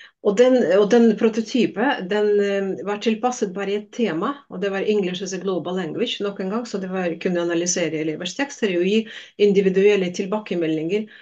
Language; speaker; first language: Norwegian; non-native, fluent; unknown